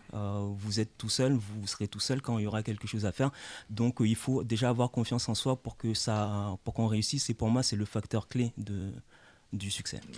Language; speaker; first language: French; early bilingual, other home language; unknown